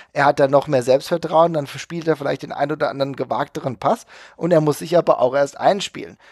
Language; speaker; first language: German; native; German